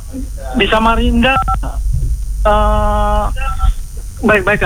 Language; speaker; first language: Indonesian; native; Indonesian